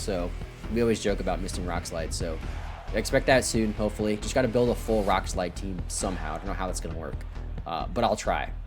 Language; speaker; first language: English; native; English